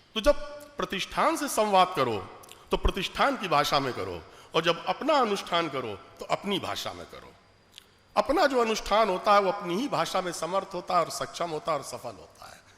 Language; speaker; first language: Hindi; native; Hindi